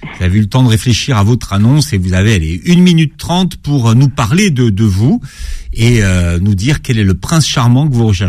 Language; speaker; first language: French; native; French